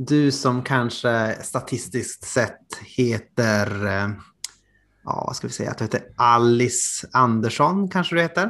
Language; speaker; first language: Swedish; native; Swedish